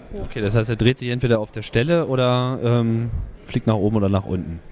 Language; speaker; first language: German; native; German